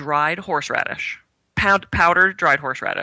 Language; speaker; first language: English; native; English